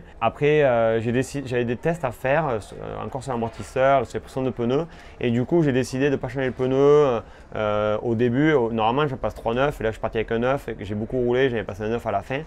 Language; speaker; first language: French; native; French